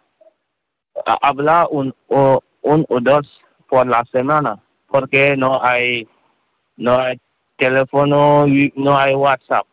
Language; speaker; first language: Spanish; non-native, learner; Wolof